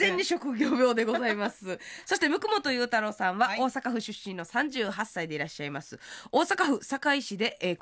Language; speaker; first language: Japanese; native; Japanese